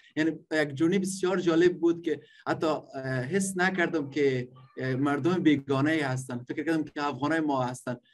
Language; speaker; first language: Persian; native; Persian